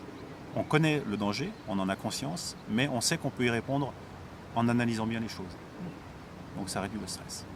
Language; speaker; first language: French; native; French